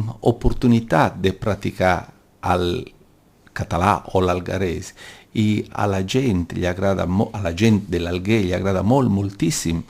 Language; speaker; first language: Catalan; non-native, local second language; Italian